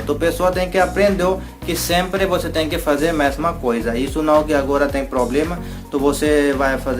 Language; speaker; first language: Portuguese; non-native, learner; Hindi